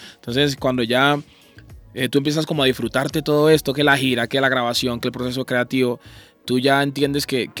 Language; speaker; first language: Spanish; native; Spanish